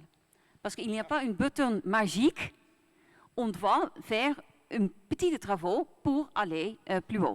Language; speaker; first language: French; non-native, fluent; Dutch